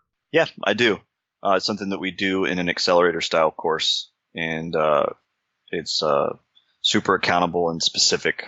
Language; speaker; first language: English; native; English